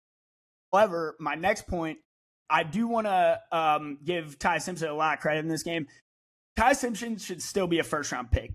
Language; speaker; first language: English; native; English